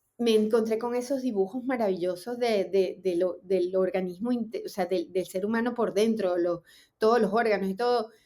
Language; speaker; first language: Spanish; native; Spanish